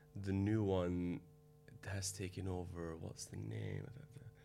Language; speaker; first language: English; non-native, fluent; Dutch